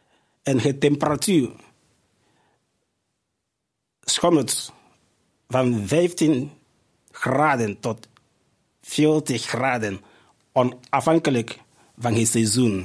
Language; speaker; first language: Dutch; non-native, fluent; Igbo